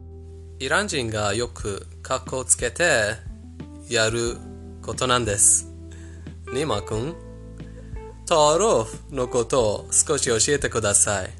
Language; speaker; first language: Japanese; non-native, fluent; Persian